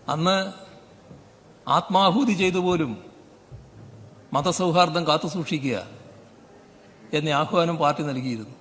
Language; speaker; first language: Malayalam; native; Malayalam